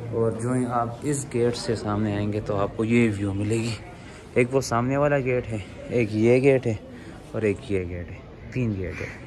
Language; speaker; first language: Urdu; non-native, local second language; Pashto